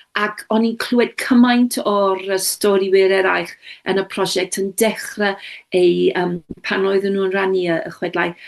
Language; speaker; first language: Welsh; non-native, local second language; English